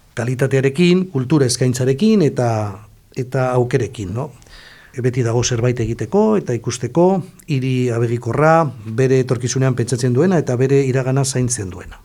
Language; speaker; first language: Basque; non-native, local second language; Spanish